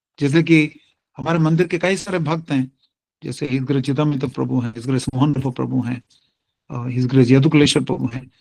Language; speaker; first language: Hindi; non-native, local second language; Tamil